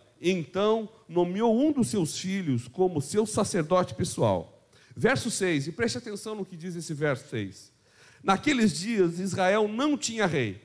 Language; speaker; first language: Portuguese; native; Portuguese